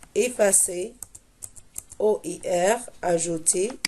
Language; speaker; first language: French; non-native, local second language; Arabic